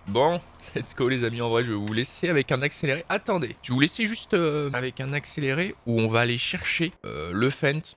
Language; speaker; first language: French; native; French